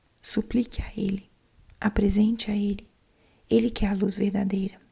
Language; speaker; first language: Portuguese; native; Portuguese